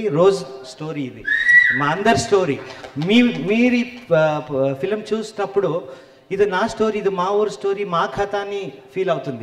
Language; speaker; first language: Telugu; non-native, learner; Kannada